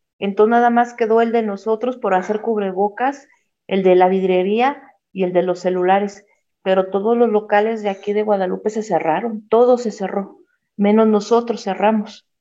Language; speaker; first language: Spanish; native; Spanish